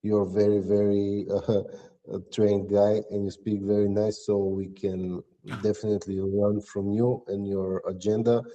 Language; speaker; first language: English; non-native, fluent; Bulgarian